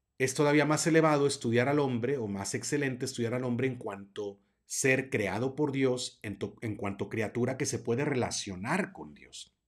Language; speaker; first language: Spanish; native; Spanish